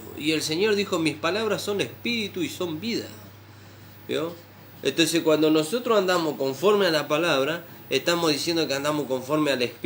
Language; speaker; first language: Spanish; native; Spanish